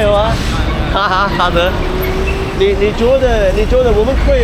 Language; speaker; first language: Chinese; non-native, learner; English